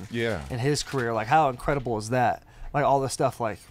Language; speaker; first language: English; native; English